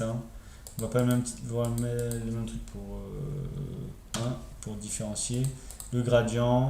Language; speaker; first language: French; native; French